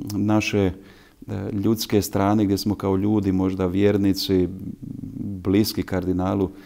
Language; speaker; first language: Croatian; native; Croatian